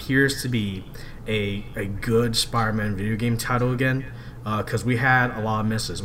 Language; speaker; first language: English; native; English